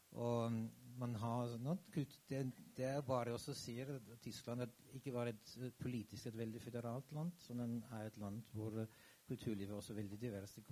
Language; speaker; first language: Norwegian; non-native, fluent; German